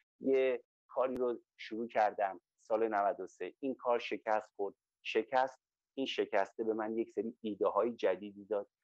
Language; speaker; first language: Persian; native; Persian